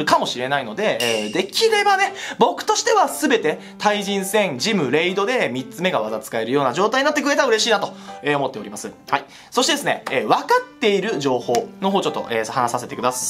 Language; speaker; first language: Japanese; native; Japanese